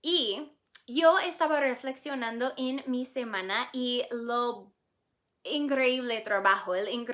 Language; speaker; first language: Spanish; non-native, fluent; English